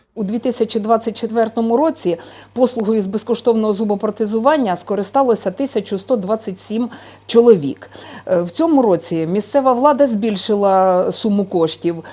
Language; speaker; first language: Ukrainian; native; Ukrainian